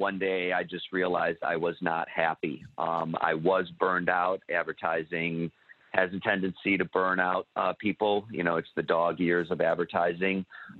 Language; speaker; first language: English; native; English